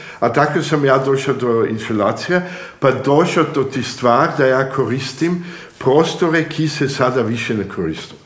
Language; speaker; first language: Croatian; early bilingual, heritage; Croatian